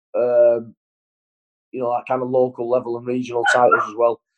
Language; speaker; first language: English; native; English